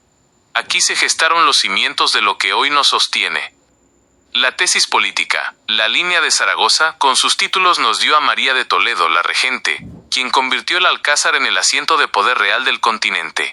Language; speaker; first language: Spanish; native; Spanish